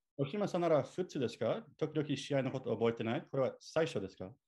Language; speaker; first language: Japanese; non-native, learner; English